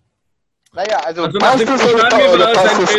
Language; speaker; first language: German; non-native, fluent; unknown